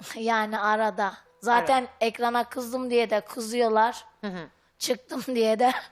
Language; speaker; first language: Turkish; native; Turkish